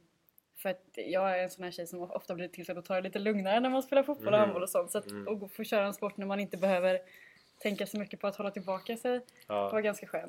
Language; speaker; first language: Swedish; native; Swedish